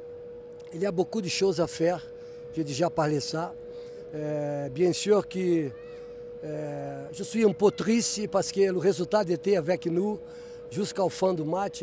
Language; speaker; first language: French; non-native, fluent; Portuguese